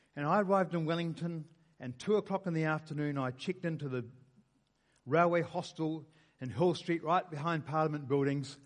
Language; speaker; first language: English; native; English